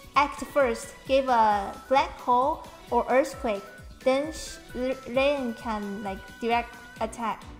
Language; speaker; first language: English; non-native, fluent; Chinese